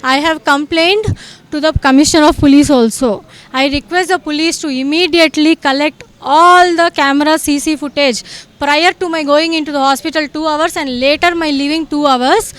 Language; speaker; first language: English; non-native, local second language; Telugu